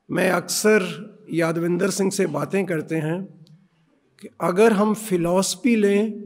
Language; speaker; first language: Hindi; non-native, local second language; Punjabi